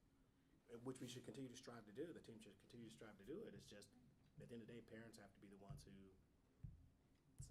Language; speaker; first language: English; native; English